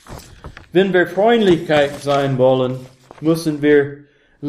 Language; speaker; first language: German; non-native, learner; English